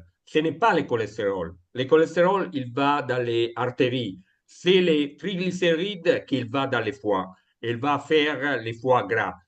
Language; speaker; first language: French; non-native, learner; Italian